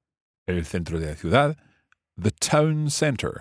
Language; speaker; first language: Spanish; non-native, fluent; English